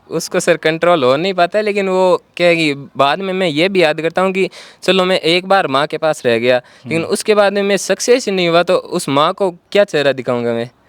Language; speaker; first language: Hindi; native; Hindi